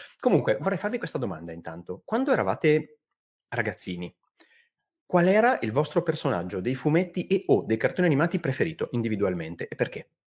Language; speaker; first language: Italian; native; Italian